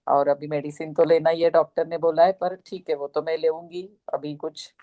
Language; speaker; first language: Hindi; non-native, local second language; Marathi